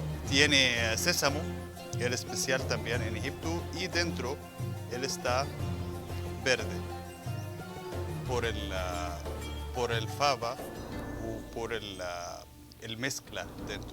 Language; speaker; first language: Spanish; non-native, fluent; Arabic